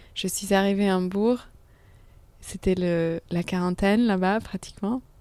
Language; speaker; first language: French; non-native, fluent; Italian